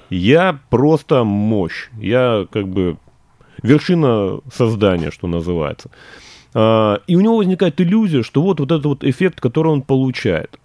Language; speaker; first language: Russian; native; Russian